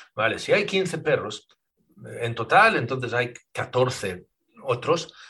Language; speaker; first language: Spanish; non-native, fluent; Swedish